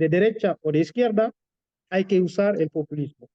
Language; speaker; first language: Spanish; non-native, fluent; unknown